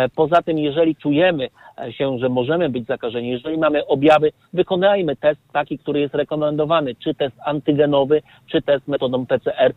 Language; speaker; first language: Polish; native; Polish